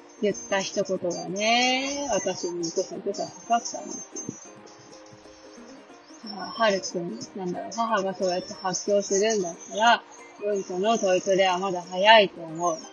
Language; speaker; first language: Japanese; native; Japanese